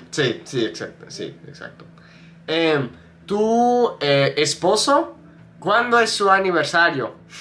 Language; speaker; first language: Spanish; non-native, fluent; English